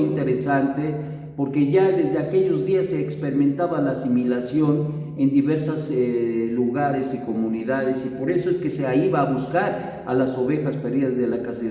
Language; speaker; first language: Spanish; native; Spanish